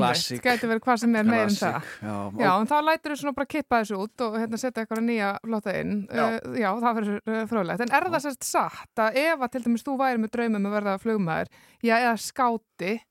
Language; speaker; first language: Icelandic; native; Icelandic